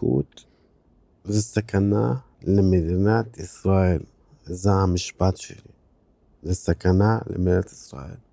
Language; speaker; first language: Hebrew; non-native, local second language; Arabic